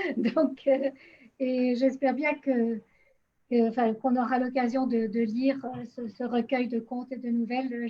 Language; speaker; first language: French; native; French